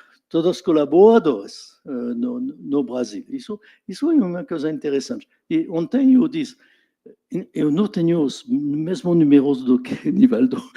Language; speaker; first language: Portuguese; non-native, fluent; French